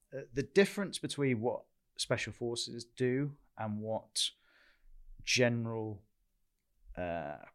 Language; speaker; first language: English; native; English